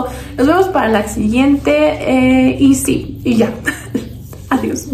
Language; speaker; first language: Spanish; native; Spanish